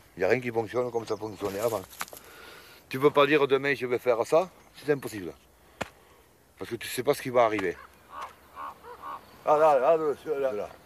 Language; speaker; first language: French; native; French